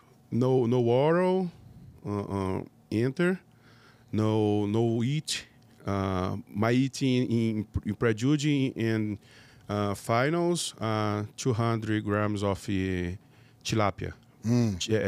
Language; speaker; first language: English; non-native, learner; Portuguese